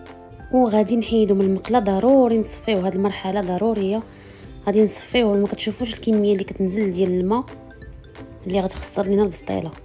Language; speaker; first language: Arabic; native; Arabic